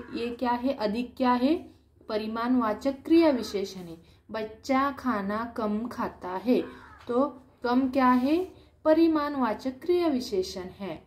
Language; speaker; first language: Hindi; non-native, local second language; Marathi